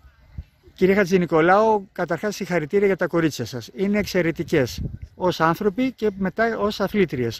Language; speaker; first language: Greek; native; Greek